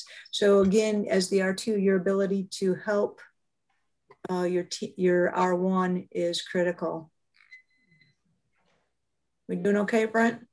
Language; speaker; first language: English; native; English